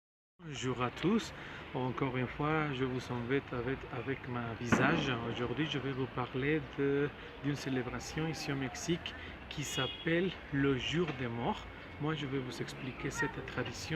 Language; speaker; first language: French; non-native, learner; Spanish